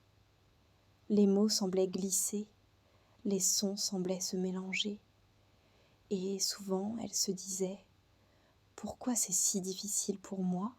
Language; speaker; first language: French; non-native, fluent; Hindi